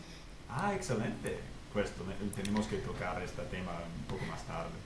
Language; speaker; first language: Spanish; non-native, fluent; English